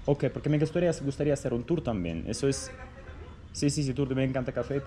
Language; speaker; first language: Spanish; non-native, fluent; Russian